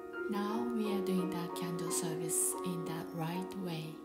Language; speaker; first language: English; non-native, fluent; Japanese